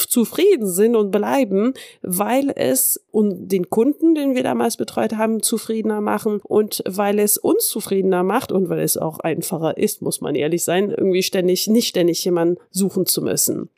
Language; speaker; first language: German; early bilingual, heritage; French